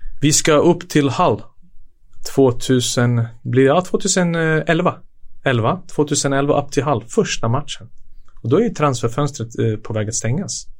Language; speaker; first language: Swedish; early bilingual, other home language; Serbian